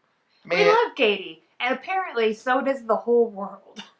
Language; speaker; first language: English; native; English